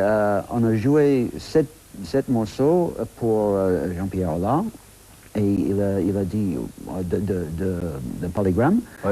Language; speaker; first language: French; non-native, fluent; English